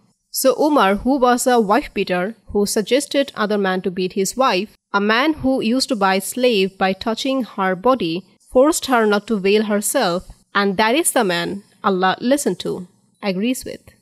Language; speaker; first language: English; non-native, fluent; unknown